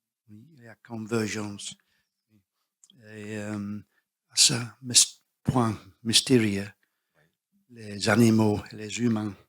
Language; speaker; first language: French; non-native, learner; English